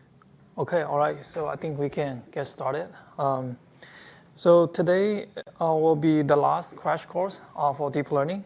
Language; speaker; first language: English; non-native, fluent; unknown